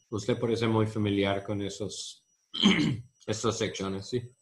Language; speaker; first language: Spanish; non-native, learner; English